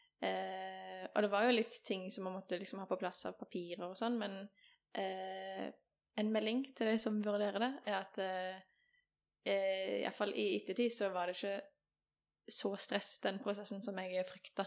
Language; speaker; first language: Norwegian; native; Norwegian